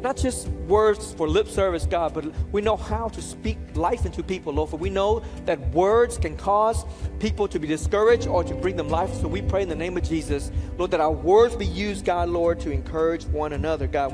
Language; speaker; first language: English; early bilingual, other home language; Vietnamese